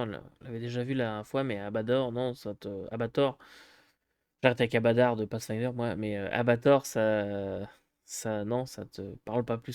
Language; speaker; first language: French; native; French